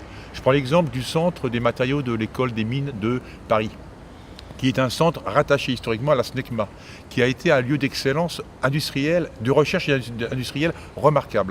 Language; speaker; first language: French; native; French